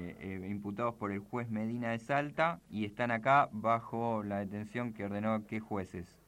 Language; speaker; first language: Spanish; native; Spanish